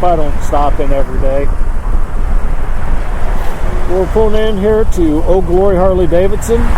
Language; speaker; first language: English; native; English